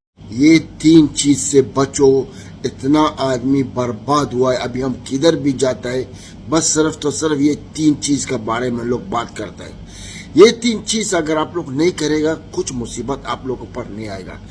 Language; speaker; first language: Hindi; non-native, learner; Arabic